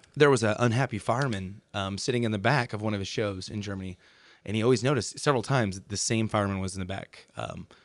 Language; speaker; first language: English; early bilingual, other home language; German